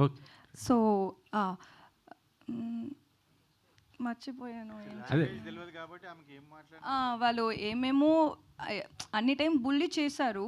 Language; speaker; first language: Telugu; non-native, learner; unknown